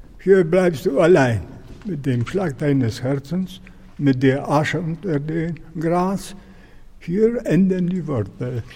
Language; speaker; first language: German; non-native, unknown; Polish